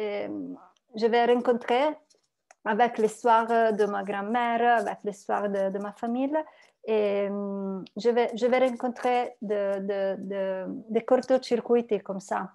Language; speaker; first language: French; non-native, learner; Italian